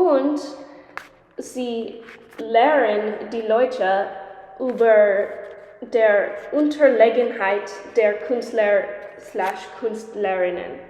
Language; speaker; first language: German; non-native, learner; English